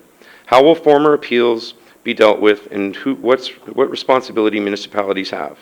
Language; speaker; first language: English; native; English